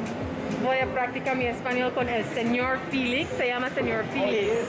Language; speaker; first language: Spanish; non-native, learner; English